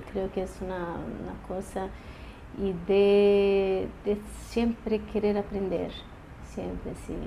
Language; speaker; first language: Spanish; early bilingual, heritage; Portuguese